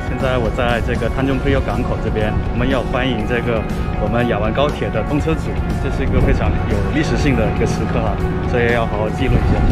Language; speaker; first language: Chinese; non-native, fluent; Indonesian